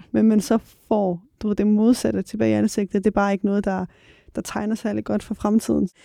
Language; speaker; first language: Danish; early bilingual, other home language; Persian